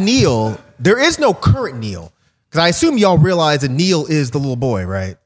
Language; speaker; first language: English; native; English